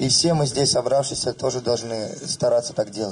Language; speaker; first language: Russian; native; Russian